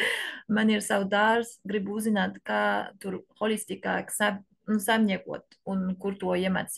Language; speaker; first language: Latvian; non-native, learner; French